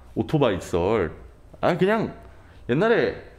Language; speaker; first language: Korean; non-native, fluent; Portuguese